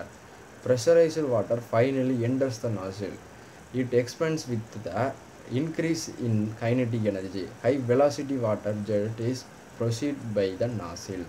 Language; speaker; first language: English; non-native, local second language; Tamil